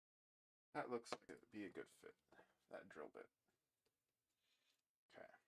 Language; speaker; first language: English; native; English